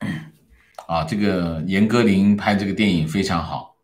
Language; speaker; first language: Chinese; native; Chinese